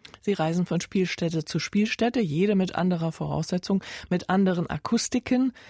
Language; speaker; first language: German; native; German